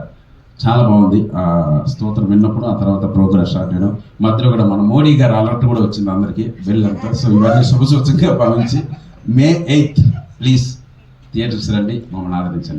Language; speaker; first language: Telugu; native; Telugu